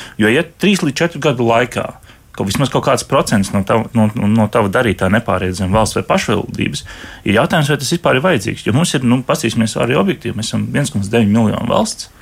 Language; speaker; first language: Latvian; native; Latvian